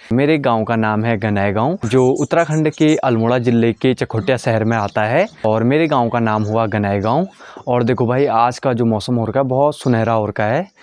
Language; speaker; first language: Hindi; non-native, local second language; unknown